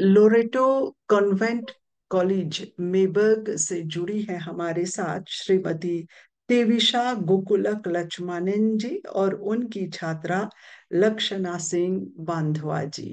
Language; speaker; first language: Hindi; non-native, local second language; Morisyen